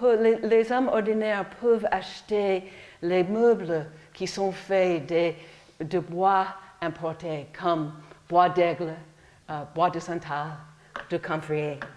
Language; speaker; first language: French; non-native, fluent; English